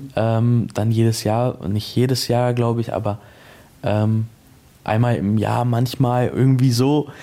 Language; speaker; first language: German; native; German